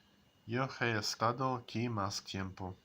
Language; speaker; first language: Spanish; non-native, learner; English